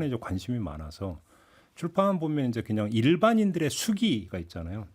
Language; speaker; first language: Korean; native; Korean